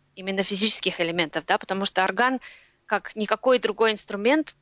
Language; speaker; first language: Russian; native; Russian